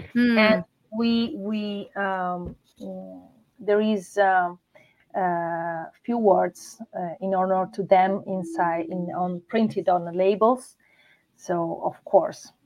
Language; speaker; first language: English; non-native, fluent; Italian